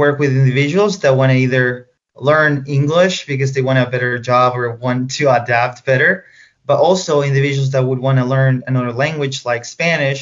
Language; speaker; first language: English; non-native, fluent; Spanish